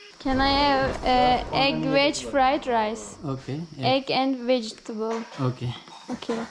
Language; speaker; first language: English; non-native, learner; Turkish